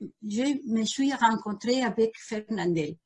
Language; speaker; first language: French; non-native, learner; Spanish